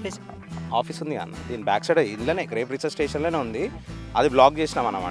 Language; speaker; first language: Telugu; native; Telugu